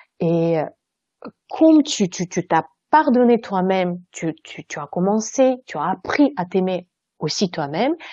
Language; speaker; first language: French; non-native, fluent; Russian